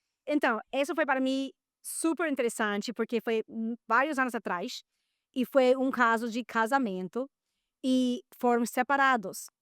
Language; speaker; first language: Portuguese; non-native, fluent; Spanish